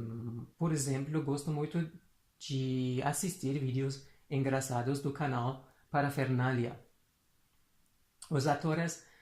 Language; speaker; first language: Portuguese; non-native, fluent; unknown